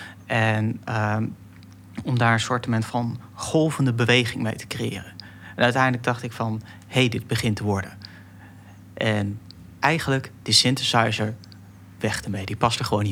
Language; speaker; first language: Dutch; native; Dutch